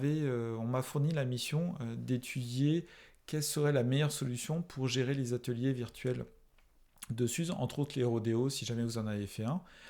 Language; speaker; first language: French; native; French